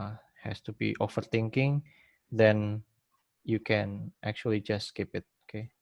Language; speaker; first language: English; non-native, fluent; Indonesian